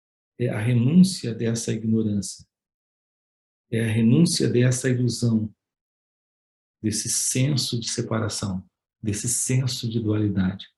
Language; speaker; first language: Portuguese; native; Portuguese